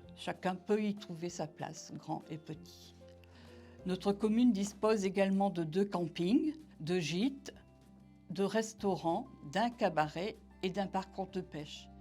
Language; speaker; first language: French; native; French